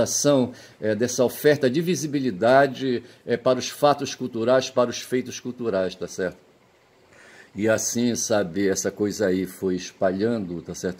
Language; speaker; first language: Portuguese; native; Portuguese